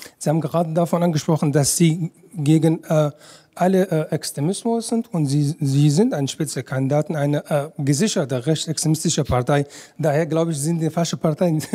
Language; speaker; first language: German; non-native, fluent; Arabic